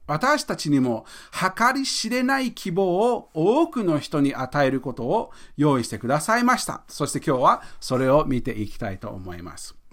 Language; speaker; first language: Japanese; non-native, fluent; English